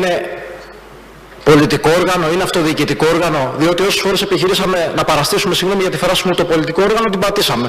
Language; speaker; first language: Greek; native; Greek